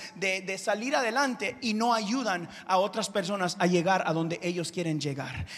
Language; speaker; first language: Spanish; early bilingual, heritage; Spanish